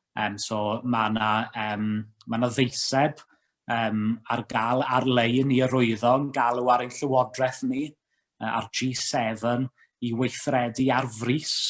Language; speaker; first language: Welsh; native; Welsh